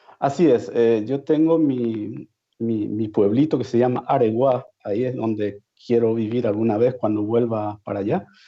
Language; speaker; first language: Spanish; native; Spanish